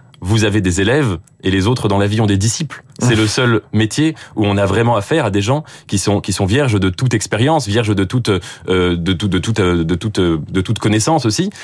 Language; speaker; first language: French; native; French